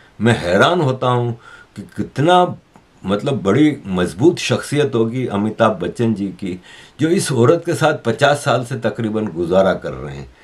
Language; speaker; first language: Urdu; native; Urdu